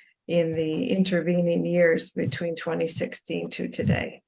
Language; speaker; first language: English; native; English